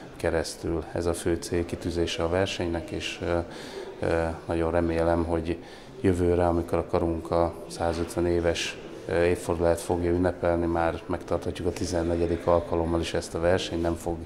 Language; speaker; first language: Hungarian; native; Hungarian